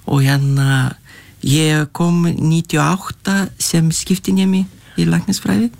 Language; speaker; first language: Icelandic; non-native, fluent; Lithuanian